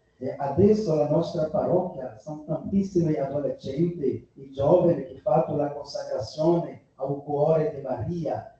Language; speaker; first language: Italian; non-native, fluent; Portuguese